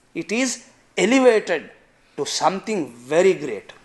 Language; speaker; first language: English; non-native, local second language; Telugu